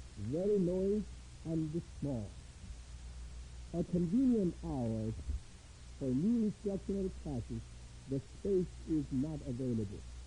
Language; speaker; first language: English; non-native, fluent; Korean